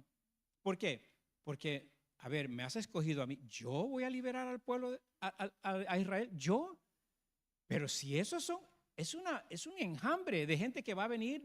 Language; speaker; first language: Spanish; native; Spanish